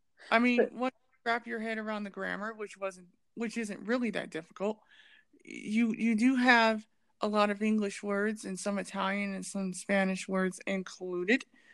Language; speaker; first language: English; native; English